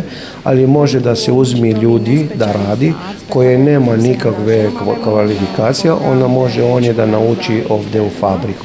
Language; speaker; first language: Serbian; non-native, learner; Romanian